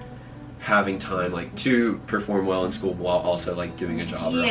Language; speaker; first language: English; native; English